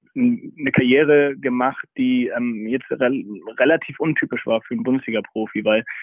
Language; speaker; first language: German; native; German